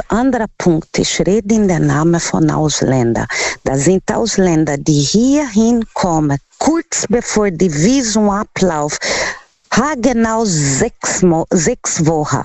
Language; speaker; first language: German; non-native, learner; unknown